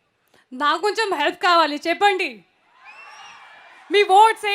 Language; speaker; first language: Telugu; non-native, learner; Hindi